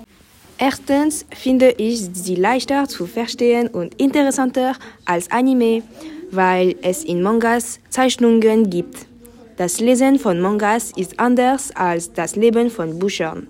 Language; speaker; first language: German; non-native, learner; French